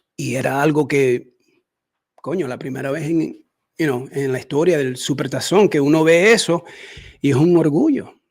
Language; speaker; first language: Spanish; early bilingual, heritage; Spanish